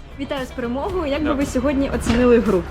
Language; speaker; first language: Ukrainian; native; Ukrainian